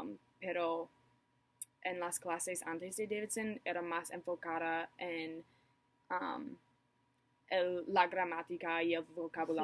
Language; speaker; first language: Spanish; non-native, learner; English